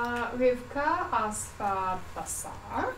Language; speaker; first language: Hebrew; non-native, learner; English